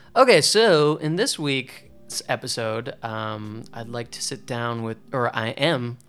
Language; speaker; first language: English; native; English